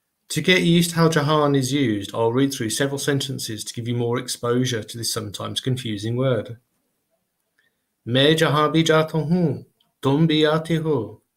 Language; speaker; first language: English; native; English